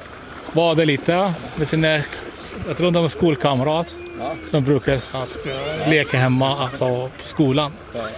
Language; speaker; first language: Swedish; non-native, learner; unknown